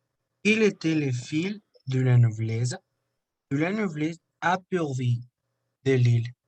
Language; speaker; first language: French; non-native, learner; Spanish